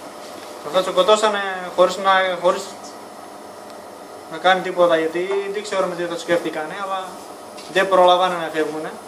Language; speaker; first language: Greek; non-native, learner; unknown